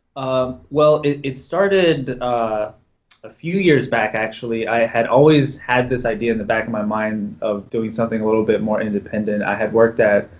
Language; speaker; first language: English; native; English